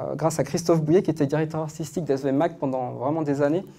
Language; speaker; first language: French; native; French